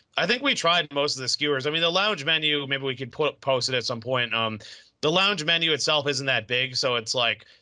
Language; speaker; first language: English; native; English